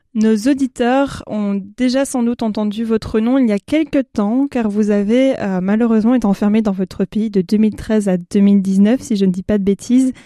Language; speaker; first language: French; native; French